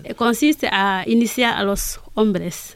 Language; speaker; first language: Spanish; non-native, learner; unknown